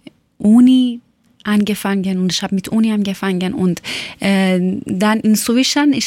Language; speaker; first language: German; non-native, fluent; Persian